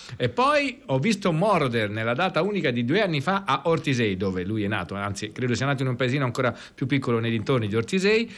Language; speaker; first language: Italian; native; Italian